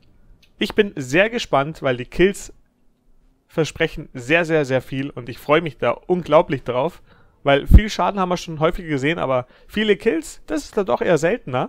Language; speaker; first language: German; native; German